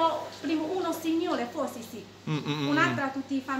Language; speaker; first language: Italian; non-native, learner; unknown